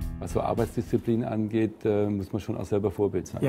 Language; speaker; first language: German; native; German